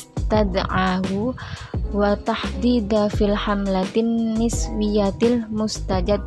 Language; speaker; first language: Arabic; non-native, learner; Indonesian